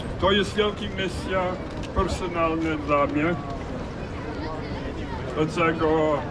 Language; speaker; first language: Polish; non-native, learner; English